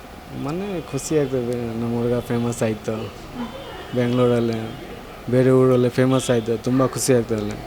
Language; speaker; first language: Kannada; non-native, learner; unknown